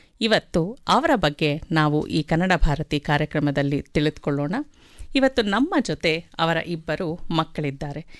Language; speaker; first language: Kannada; native; Kannada